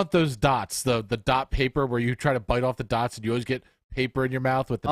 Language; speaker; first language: English; native; English